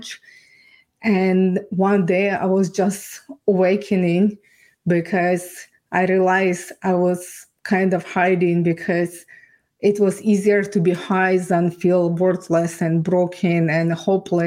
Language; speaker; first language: English; non-native, fluent; Ukrainian